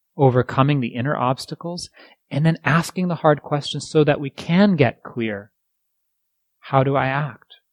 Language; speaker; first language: English; native; English